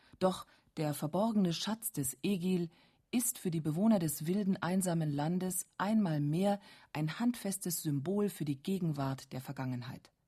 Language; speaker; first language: German; native; German